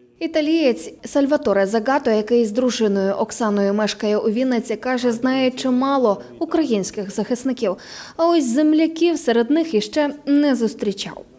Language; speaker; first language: Ukrainian; native; Ukrainian